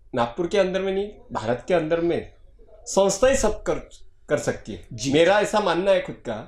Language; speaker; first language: Hindi; non-native, local second language; Marathi